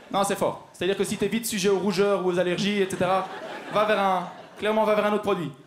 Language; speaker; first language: French; native; French